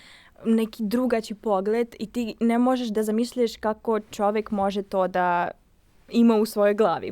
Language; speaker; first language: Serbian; non-native, fluent; Russian